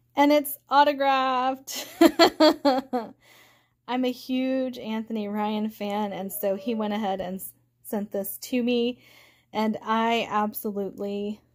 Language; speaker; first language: English; native; English